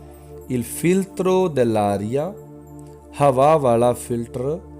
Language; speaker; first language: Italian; non-native, fluent; Punjabi